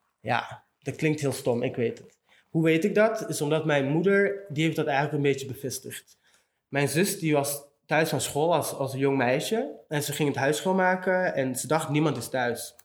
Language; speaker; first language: Dutch; early bilingual, other home language; Romany